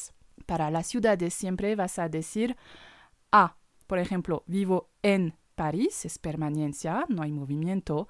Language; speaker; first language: Spanish; non-native, fluent; French